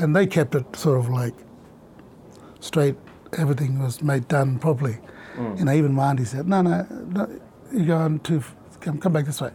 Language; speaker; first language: English; non-native, local second language; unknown